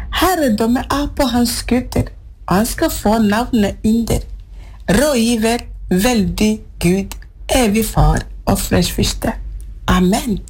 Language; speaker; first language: Norwegian; non-native, fluent; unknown